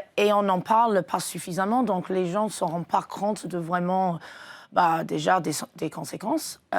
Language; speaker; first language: French; non-native, fluent; English